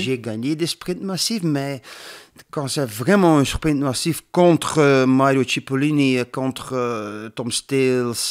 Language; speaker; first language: French; non-native, learner; Dutch